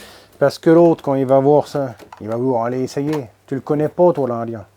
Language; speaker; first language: French; native; French